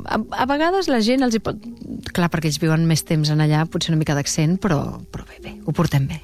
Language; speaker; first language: Catalan; non-native, local second language; Spanish